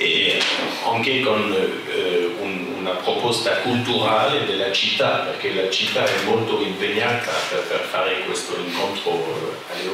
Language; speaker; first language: Italian; non-native, fluent; French